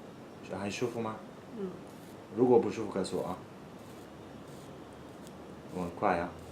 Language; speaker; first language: Chinese; non-native, learner; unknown